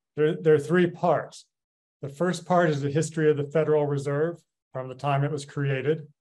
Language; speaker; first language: English; native; English